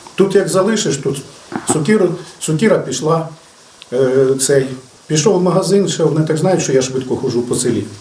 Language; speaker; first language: Ukrainian; native; Ukrainian